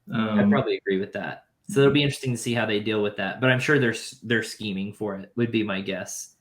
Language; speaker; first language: English; native; English